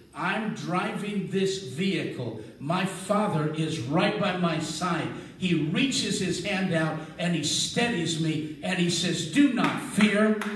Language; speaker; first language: English; native; English